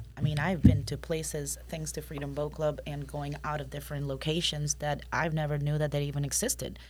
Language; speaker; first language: English; non-native, fluent; Spanish